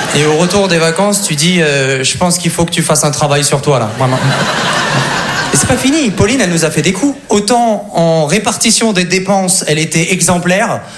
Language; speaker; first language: French; native; French